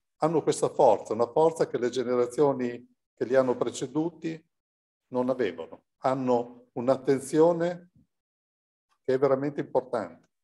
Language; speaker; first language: Italian; native; Italian